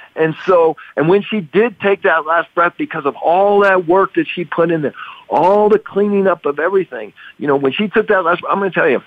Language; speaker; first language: English; native; English